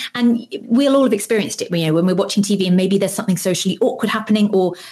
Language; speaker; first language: English; native; English